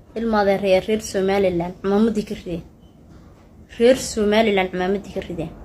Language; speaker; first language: Somali; native; Somali